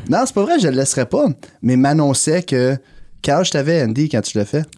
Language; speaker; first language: French; native; French